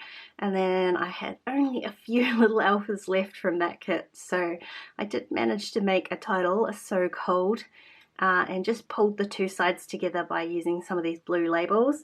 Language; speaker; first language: English; native; English